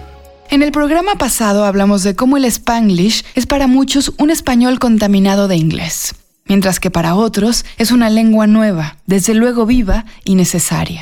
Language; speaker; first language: Spanish; native; Spanish